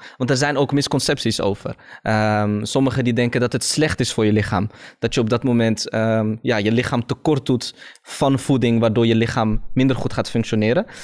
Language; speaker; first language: Dutch; early bilingual, other home language; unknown